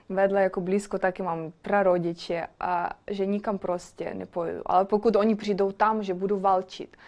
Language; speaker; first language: Czech; non-native, fluent; Ukrainian